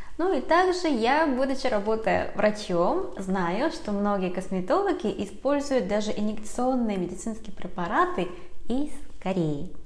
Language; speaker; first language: Russian; early bilingual, other home language; Korean